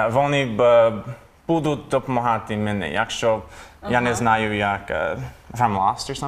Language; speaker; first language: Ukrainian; non-native, learner; English